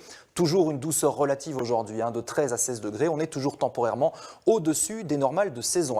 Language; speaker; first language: French; native; French